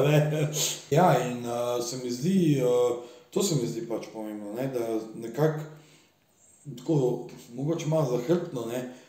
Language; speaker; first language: Slovenian; early bilingual, other home language; Bosnian